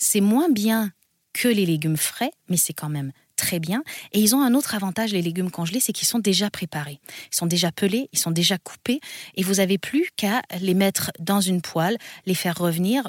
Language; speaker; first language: French; native; French